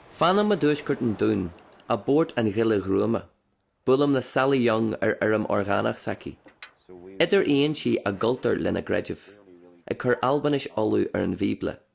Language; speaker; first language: Irish; native; Irish